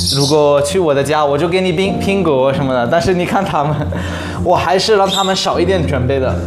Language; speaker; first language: Chinese; non-native, fluent; Arabic